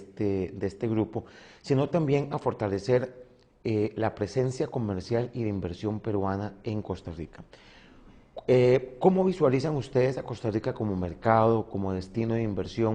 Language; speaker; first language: Spanish; native; Spanish